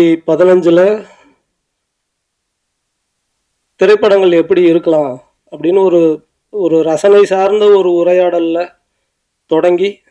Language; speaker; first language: Tamil; native; Tamil